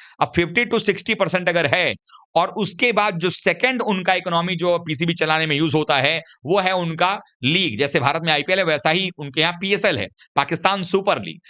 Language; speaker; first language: Hindi; native; Hindi